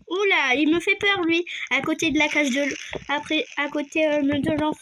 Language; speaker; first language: French; native; French